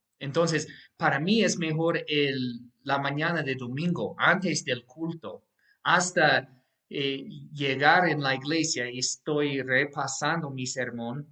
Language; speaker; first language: Spanish; non-native, fluent; English